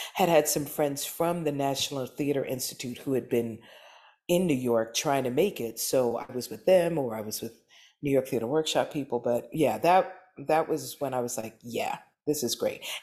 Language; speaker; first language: English; native; English